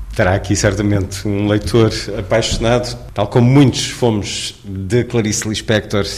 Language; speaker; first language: Portuguese; native; Portuguese